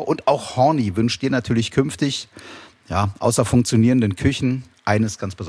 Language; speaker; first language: German; native; German